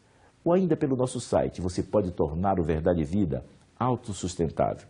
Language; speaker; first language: Portuguese; native; Portuguese